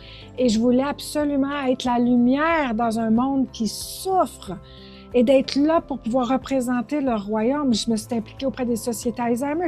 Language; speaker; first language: French; native; French